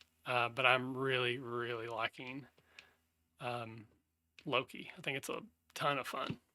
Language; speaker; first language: English; native; English